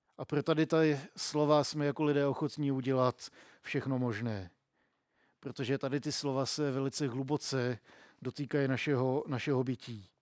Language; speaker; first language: Czech; native; Czech